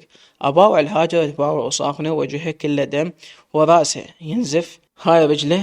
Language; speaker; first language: Arabic; native; Arabic